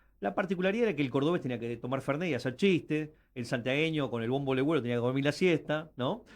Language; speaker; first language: Spanish; early bilingual, other home language; Chinese